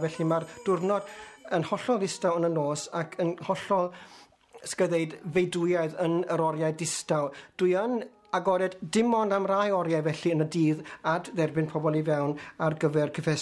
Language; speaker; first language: Welsh; native; Welsh